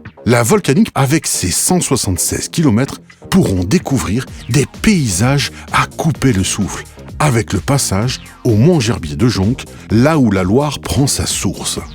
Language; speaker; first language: French; native; French